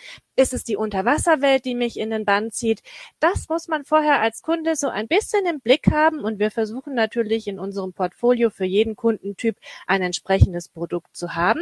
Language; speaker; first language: German; native; German